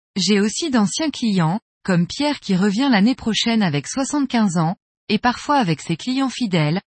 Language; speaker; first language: French; non-native, fluent; Spanish